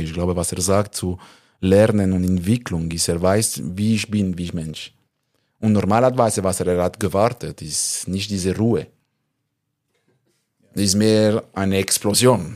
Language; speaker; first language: German; non-native, local second language; French